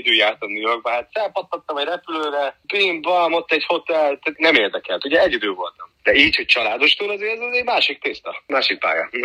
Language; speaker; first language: Hungarian; early bilingual, heritage; Hungarian